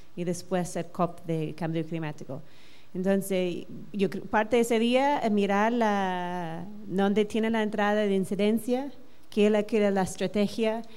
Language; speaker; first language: Spanish; non-native, fluent; English